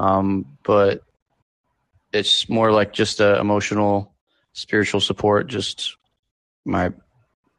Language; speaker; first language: English; native; English